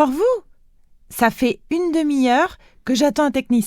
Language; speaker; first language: French; native; French